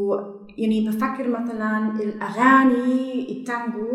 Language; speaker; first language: Arabic; non-native, learner; German